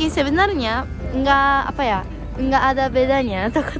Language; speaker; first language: Indonesian; non-native, learner; Japanese